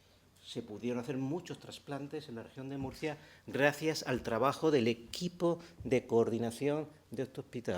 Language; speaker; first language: Spanish; native; Spanish